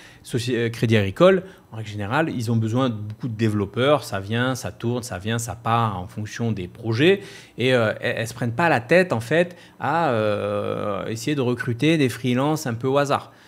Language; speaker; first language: French; native; French